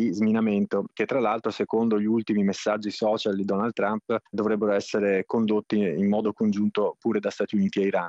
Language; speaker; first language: Italian; native; Italian